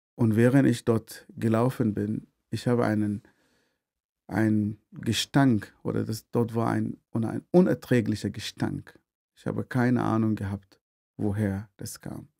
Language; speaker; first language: German; non-native, fluent; Arabic